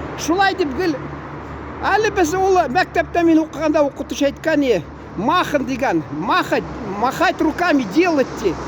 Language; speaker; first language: Tatar; early bilingual, heritage; Tatar